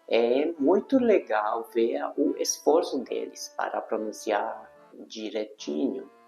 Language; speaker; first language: Portuguese; non-native, fluent; Hungarian